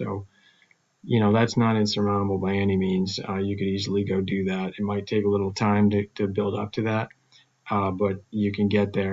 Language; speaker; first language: English; native; English